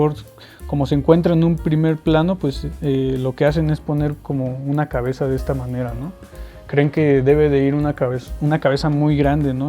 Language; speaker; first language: Spanish; native; Spanish